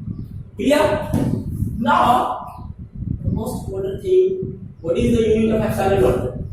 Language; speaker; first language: English; non-native, local second language; Hindi